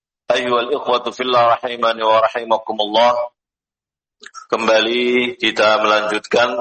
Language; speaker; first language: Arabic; non-native, fluent; Indonesian